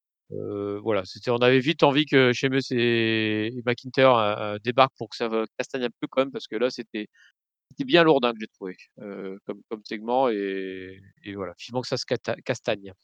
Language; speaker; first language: French; native; French